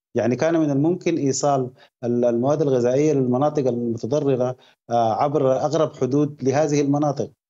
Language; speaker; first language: Arabic; native; Arabic